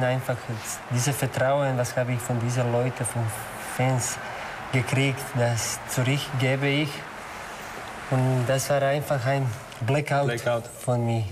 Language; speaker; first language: German; non-native, learner; Croatian